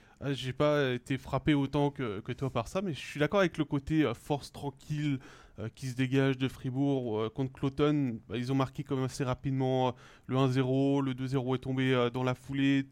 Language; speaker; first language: French; native; French